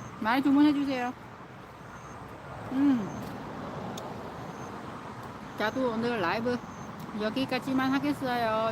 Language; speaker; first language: Korean; non-native, fluent; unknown